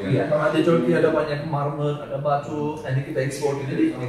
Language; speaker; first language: Indonesian; non-native, learner; Turkish